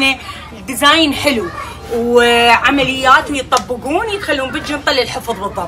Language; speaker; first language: Arabic; native; Arabic